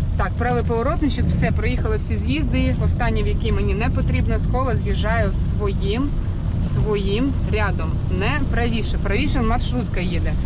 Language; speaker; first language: Ukrainian; non-native, local second language; Russian